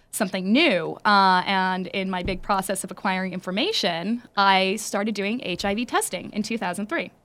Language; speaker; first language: English; native; English